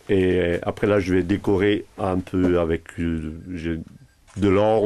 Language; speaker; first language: French; non-native, local second language; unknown